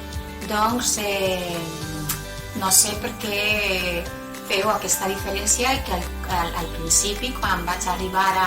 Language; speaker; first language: Catalan; non-native, local second language; Spanish